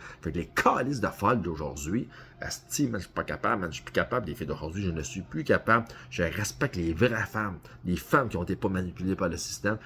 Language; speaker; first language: French; native; French